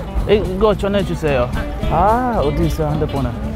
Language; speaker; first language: Korean; non-native, learner; English